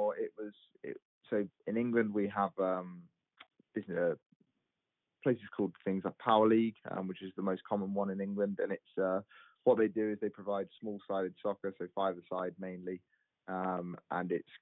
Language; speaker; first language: English; native; English